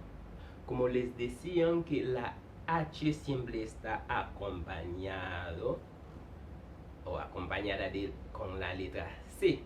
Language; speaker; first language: Spanish; non-native, fluent; Haitian Creole